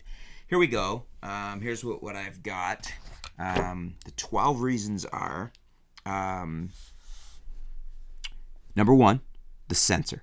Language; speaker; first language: English; native; English